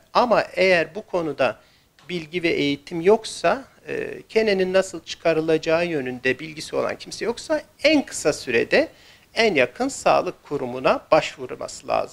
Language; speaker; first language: Turkish; native; Turkish